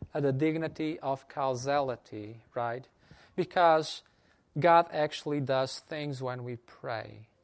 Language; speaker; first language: English; non-native, fluent; Portuguese